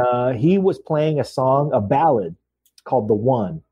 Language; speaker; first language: English; native; English